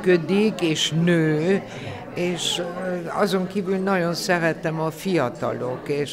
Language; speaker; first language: Hungarian; non-native, fluent; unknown